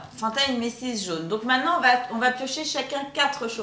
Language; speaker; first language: French; native; French